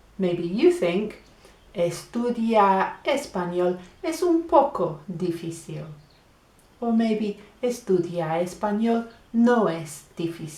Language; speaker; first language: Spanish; non-native, fluent; English